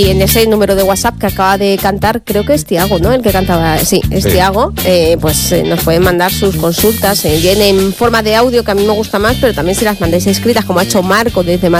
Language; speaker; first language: Spanish; native; Spanish